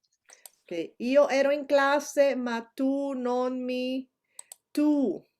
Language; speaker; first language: Italian; non-native, fluent; Spanish